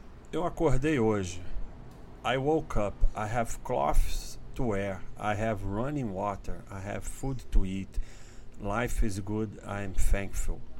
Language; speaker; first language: English; non-native, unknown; Portuguese